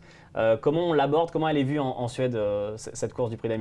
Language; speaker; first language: French; native; French